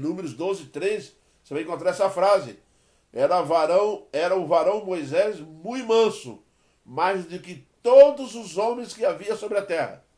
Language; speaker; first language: Portuguese; native; Portuguese